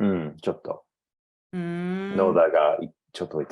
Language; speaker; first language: Japanese; non-native, learner; English